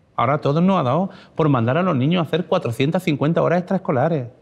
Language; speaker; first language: Spanish; native; Spanish